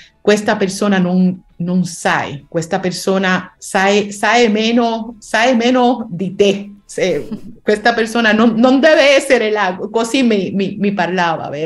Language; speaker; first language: Italian; non-native, learner; Spanish